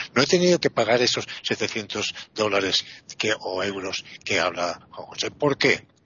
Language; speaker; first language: Spanish; non-native, fluent; Italian